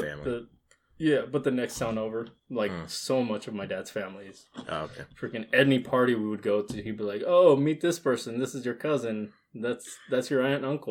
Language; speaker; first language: English; early bilingual, other home language; Spanish